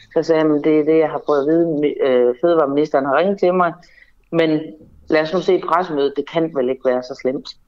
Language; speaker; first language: Danish; native; Danish